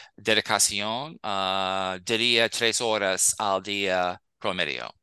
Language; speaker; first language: Spanish; non-native, fluent; English